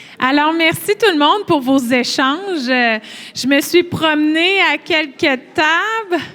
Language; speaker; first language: French; native; French